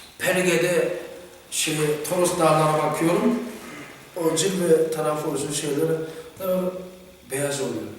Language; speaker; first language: Turkish; non-native, fluent; Korean